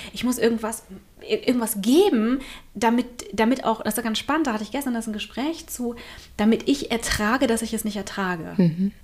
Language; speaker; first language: German; native; German